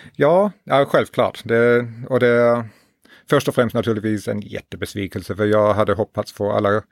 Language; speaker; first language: Swedish; non-native, fluent; English